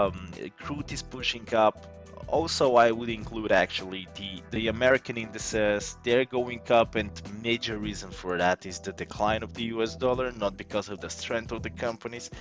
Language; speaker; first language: English; non-native, fluent; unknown